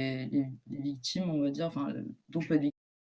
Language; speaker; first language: French; native; French